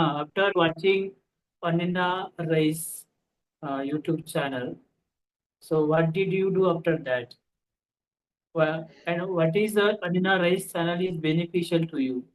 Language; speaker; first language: English; non-native, local second language; Marathi